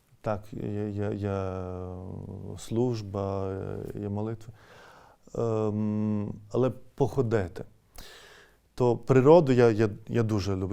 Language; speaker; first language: Ukrainian; non-native, fluent; Lithuanian